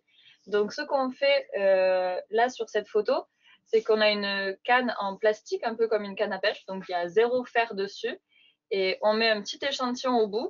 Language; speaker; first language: French; native; French